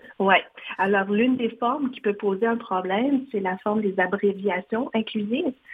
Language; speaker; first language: French; non-native, fluent; Vietnamese